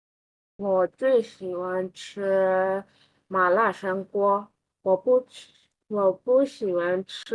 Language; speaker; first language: Chinese; non-native, learner; Burmese